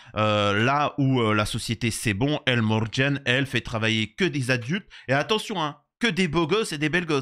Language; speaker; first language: French; native; French